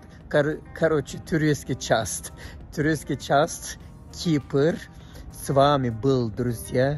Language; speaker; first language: Russian; non-native, fluent; Turkish